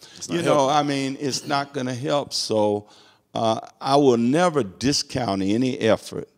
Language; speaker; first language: English; native; English